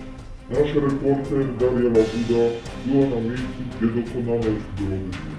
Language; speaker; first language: Polish; native; Polish